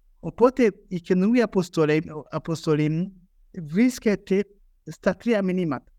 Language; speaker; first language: Greek; non-native, fluent; Rundi